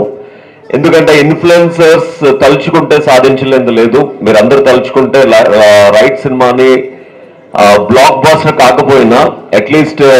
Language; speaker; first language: Telugu; native; Telugu